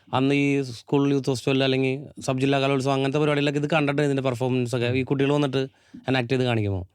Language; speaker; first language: Malayalam; native; Malayalam